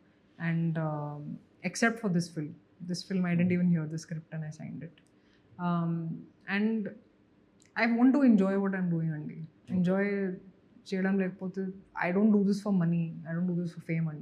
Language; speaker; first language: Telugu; non-native, fluent; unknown